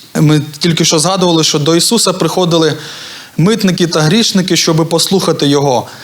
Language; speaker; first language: Ukrainian; non-native, local second language; Russian